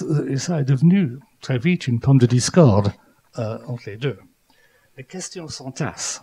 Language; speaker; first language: French; non-native, fluent; English